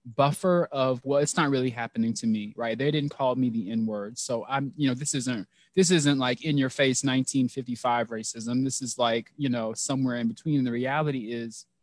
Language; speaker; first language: English; native; English